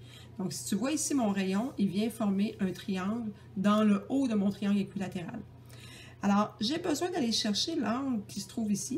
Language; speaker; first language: French; native; French